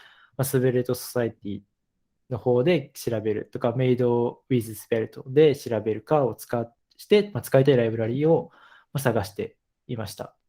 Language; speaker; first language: Japanese; native; Japanese